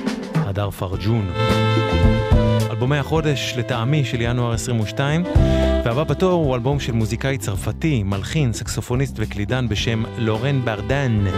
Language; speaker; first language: Hebrew; native; Hebrew